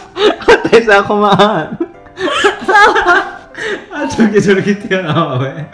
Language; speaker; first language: Vietnamese; non-native, fluent; Korean